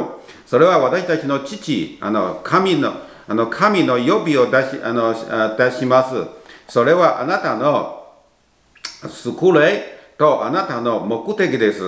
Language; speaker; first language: Japanese; non-native, learner; Chinese